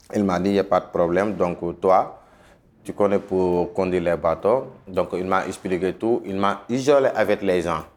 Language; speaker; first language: French; non-native, local second language; Wolof